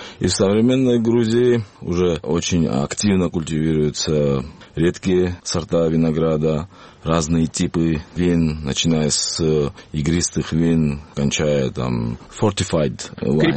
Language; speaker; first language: Russian; non-native, local second language; Georgian